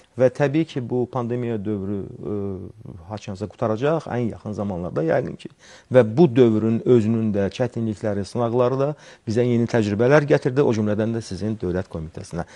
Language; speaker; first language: Azerbaijani; native; Azerbaijani